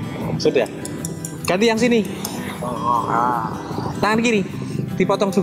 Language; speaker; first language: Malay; non-native, local second language; Javanese